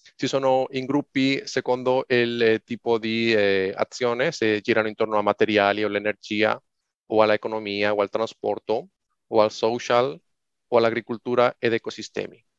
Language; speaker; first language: Italian; non-native, fluent; Spanish